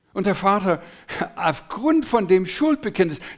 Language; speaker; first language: German; non-native, fluent; English